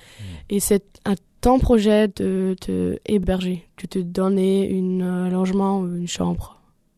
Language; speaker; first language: French; non-native, learner; German